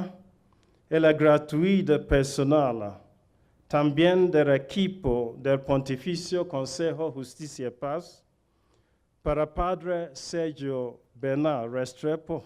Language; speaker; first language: Spanish; non-native, learner; Akan